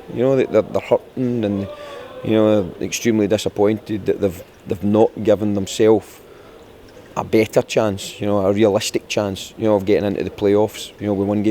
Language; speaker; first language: English; native; English